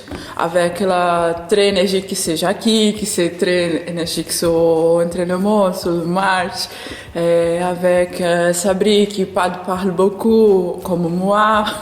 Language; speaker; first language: French; non-native, learner; Portuguese